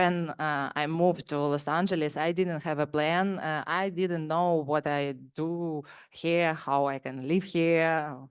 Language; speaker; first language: English; non-native, learner; Ukrainian